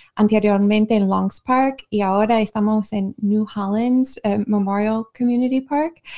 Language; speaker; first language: Spanish; non-native, fluent; English